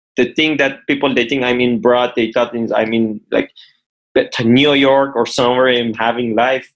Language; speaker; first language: English; non-native, fluent; Persian